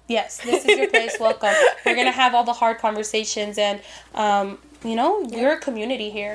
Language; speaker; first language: English; early bilingual, other home language; Spanish